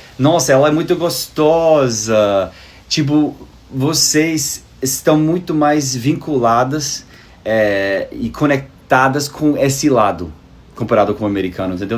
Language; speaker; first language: Portuguese; native; Portuguese